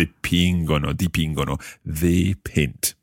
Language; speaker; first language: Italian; non-native, fluent; English